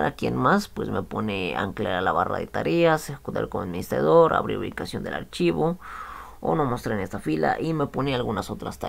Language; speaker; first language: Spanish; native; Spanish